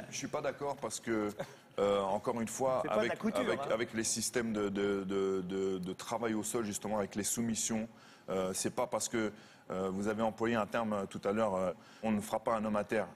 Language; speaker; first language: French; native; French